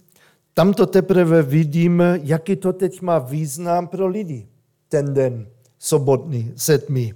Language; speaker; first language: Czech; non-native, fluent; German